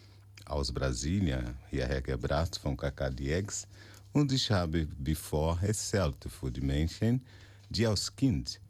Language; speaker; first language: German; non-native, fluent; Portuguese